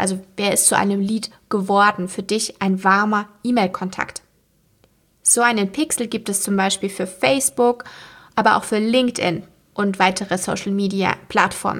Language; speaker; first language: German; native; German